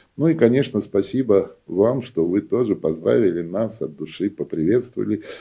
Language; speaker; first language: Russian; native; Russian